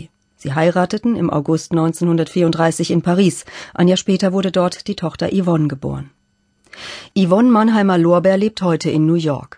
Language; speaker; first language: German; native; German